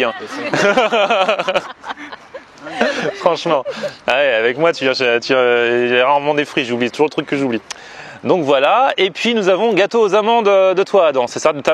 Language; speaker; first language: French; native; French